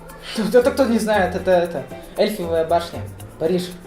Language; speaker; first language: Russian; native; Russian